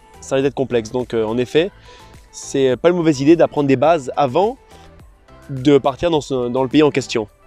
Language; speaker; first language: French; native; French